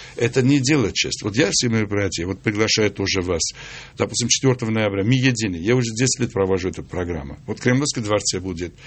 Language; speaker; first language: Russian; non-native, local second language; Armenian